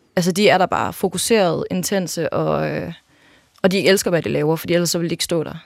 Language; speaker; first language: Danish; native; Danish